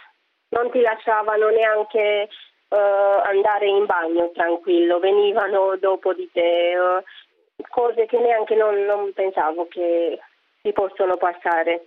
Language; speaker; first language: Italian; non-native, fluent; Romanian